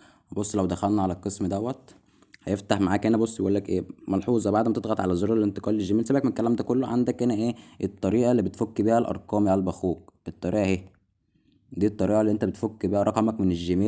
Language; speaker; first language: Arabic; native; Arabic